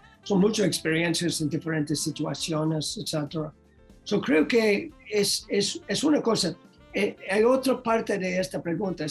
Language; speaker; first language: Spanish; non-native, learner; English